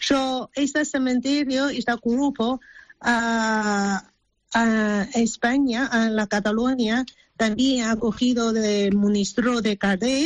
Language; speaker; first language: Spanish; non-native, learner; Chinese